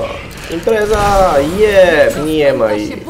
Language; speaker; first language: Polish; native; Polish